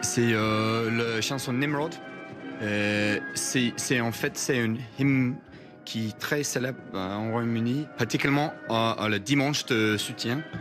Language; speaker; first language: French; non-native, fluent; English